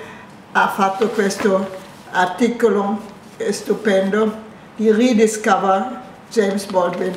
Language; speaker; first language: Italian; non-native, fluent; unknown